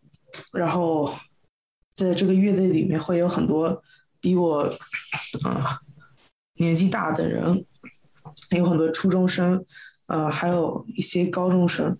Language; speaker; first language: Chinese; early bilingual, heritage; Chinese